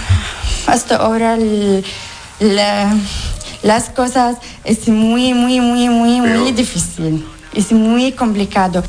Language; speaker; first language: Spanish; non-native, learner; Arabic